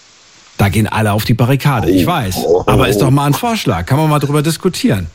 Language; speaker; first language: German; native; German